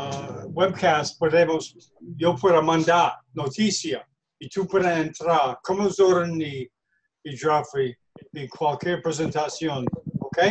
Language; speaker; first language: Spanish; non-native, learner; English